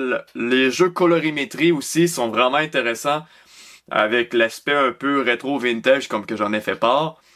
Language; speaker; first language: French; native; French